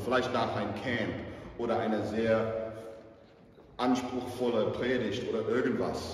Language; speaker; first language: German; non-native, fluent; English